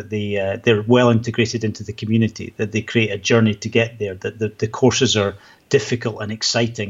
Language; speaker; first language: English; native; English